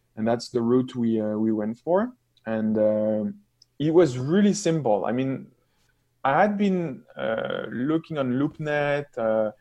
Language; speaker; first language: English; non-native, fluent; French